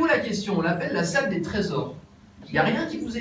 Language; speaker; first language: French; native; French